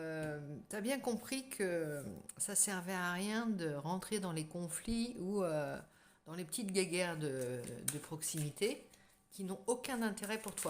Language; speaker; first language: French; native; French